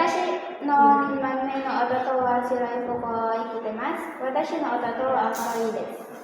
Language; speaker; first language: Japanese; non-native, learner; Indonesian